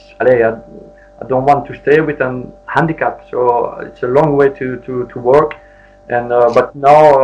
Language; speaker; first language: English; non-native, learner; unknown